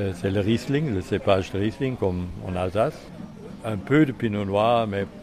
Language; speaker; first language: French; non-native, fluent; German